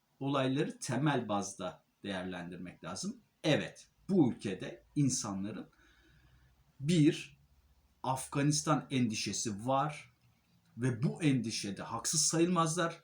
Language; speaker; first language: Turkish; native; Turkish